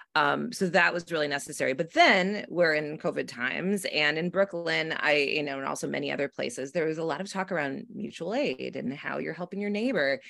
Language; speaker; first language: English; native; English